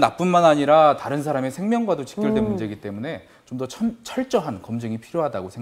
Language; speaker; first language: Korean; native; Korean